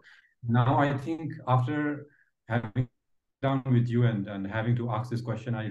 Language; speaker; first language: English; non-native, fluent; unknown